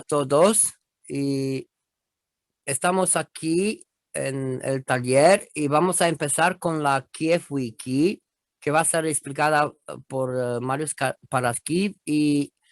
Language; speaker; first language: Spanish; non-native, learner; Romanian